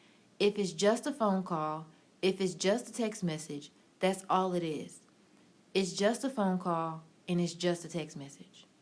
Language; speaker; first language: English; native; English